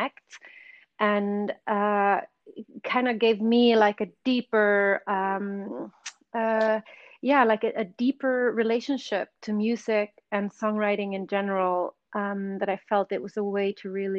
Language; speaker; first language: English; non-native, fluent; Swedish